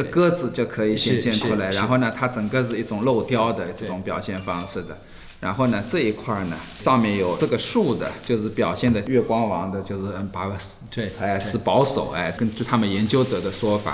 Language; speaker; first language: Chinese; native; Chinese